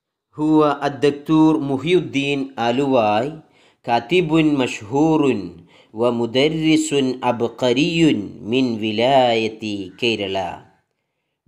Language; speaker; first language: Arabic; non-native, fluent; Malayalam